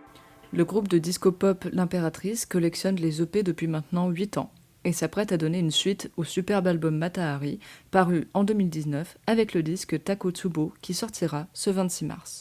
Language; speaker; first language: French; native; French